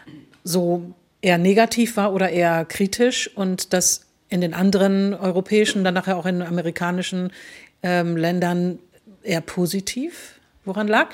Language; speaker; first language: German; native; German